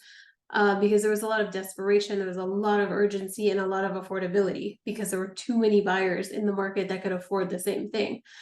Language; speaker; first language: English; native; English